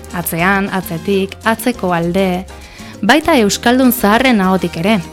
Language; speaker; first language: Basque; native; Basque